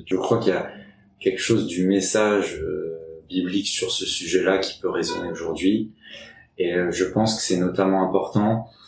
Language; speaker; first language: French; native; French